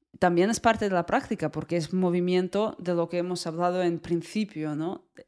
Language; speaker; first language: Spanish; non-native, fluent; Russian